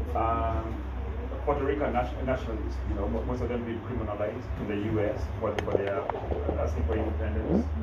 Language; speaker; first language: English; non-native, local second language; Kikuyu